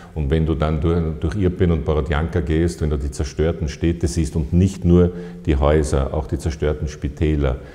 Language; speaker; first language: German; native; German